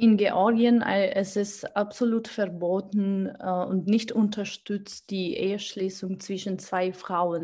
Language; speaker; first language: German; non-native, fluent; Georgian